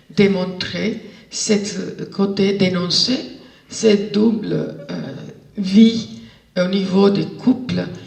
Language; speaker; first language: French; non-native, fluent; Spanish